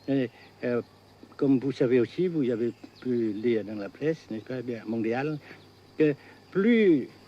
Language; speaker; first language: French; non-native, fluent; Vietnamese